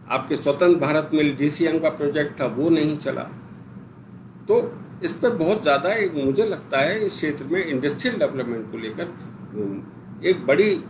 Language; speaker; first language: Hindi; native; Hindi